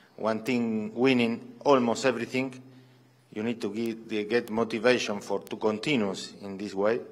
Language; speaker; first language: English; non-native, fluent; Spanish